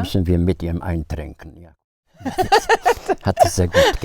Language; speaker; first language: German; non-native, fluent; Polish